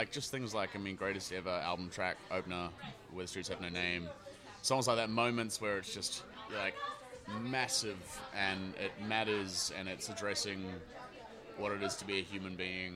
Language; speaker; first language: English; native; English